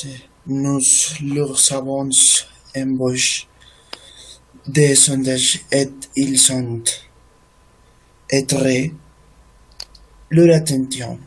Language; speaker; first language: French; non-native, learner; Spanish